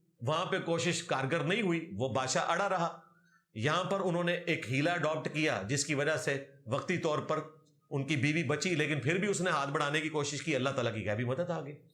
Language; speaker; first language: Urdu; non-native, local second language; Punjabi